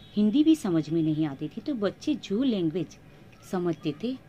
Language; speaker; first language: Hindi; non-native, local second language; Gujarati